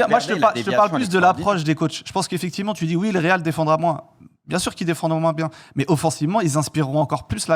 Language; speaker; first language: French; native; French